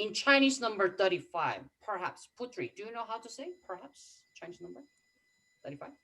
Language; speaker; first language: English; non-native, fluent; Korean